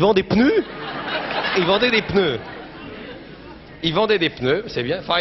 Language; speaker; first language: French; native; French